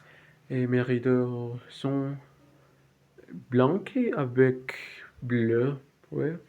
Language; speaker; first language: French; non-native, learner; Spanish